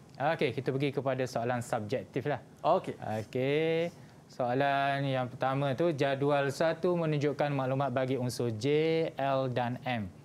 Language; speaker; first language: Malay; native; Malay